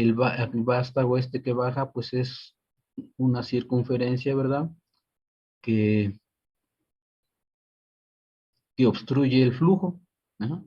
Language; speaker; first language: Spanish; native; Spanish